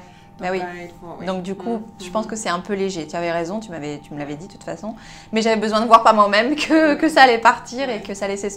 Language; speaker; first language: French; native; French